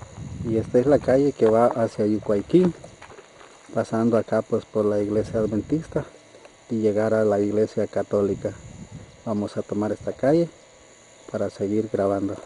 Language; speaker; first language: Spanish; native; Spanish